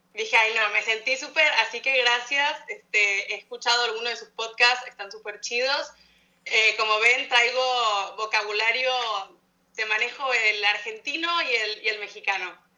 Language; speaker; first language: Spanish; native; Spanish